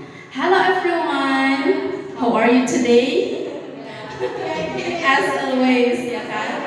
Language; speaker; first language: English; non-native, fluent; Indonesian